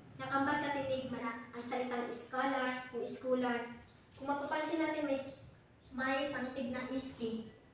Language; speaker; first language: Filipino; non-native, local second language; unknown